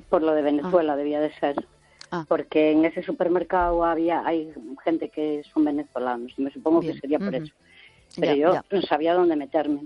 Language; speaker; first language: Spanish; native; Spanish